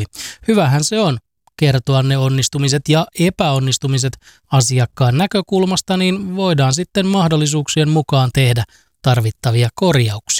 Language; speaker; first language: Finnish; native; Finnish